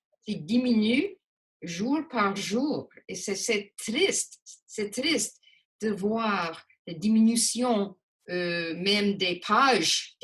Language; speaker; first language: French; non-native, local second language; English